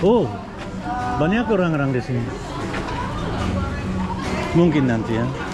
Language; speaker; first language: Indonesian; non-native, learner; English